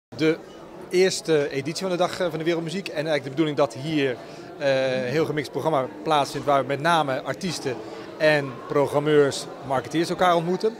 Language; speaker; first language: Dutch; native; Dutch